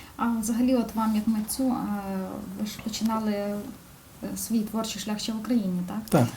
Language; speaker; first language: Ukrainian; native; Ukrainian